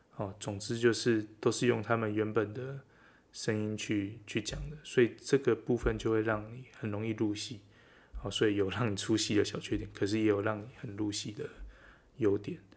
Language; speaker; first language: Chinese; native; Chinese